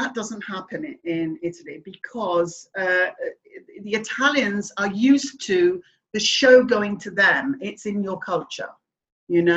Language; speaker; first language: English; native; English